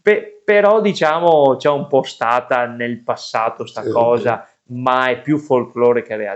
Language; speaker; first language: Italian; native; Italian